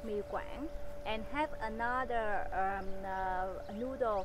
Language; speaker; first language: English; non-native, fluent; Vietnamese